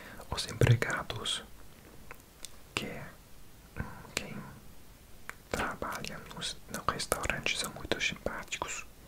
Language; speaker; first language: Portuguese; non-native, learner; English